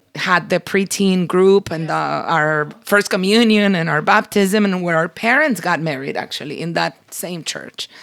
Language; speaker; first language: English; early bilingual, other home language; Spanish